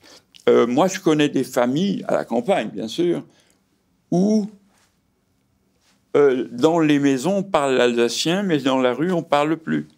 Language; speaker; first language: French; native; French